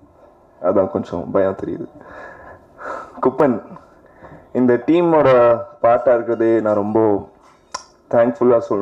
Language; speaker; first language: Tamil; non-native, fluent; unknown